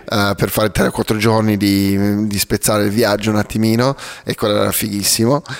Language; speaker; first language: Italian; native; Italian